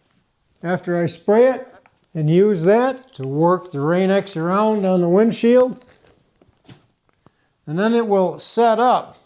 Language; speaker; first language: English; native; English